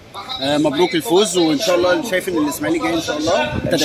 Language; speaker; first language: Arabic; native; Arabic